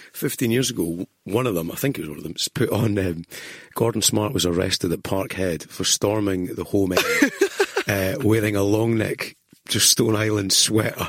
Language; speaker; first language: English; native; English